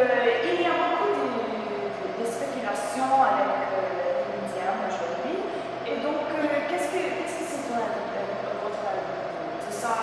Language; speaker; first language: French; non-native, learner; English